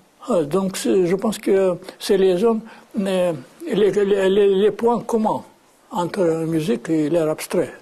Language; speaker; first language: French; non-native, fluent; Russian